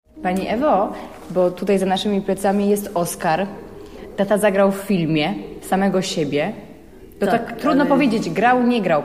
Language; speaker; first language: Polish; native; Polish